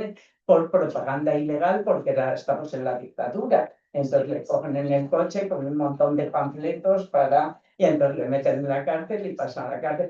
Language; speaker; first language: Spanish; native; Spanish